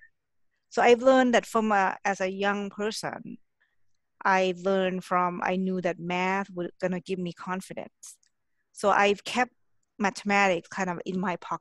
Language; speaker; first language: English; non-native, fluent; Thai